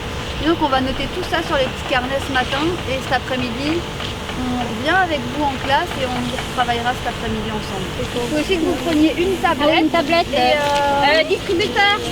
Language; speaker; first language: French; native; French